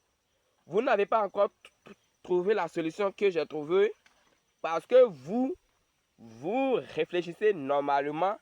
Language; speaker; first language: French; non-native, local second language; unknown